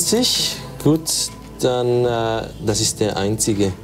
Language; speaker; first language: German; native; German